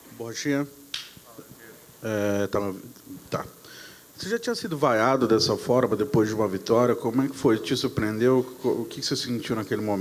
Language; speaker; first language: Portuguese; native; Portuguese